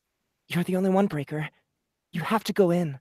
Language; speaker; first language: English; native; English